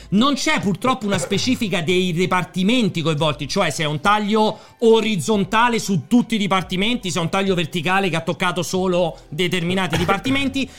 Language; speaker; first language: Italian; native; Italian